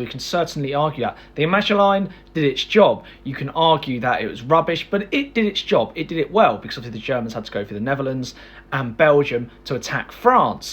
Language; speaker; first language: English; native; English